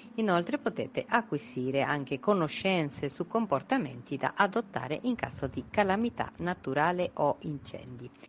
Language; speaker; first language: Italian; non-native, fluent; Spanish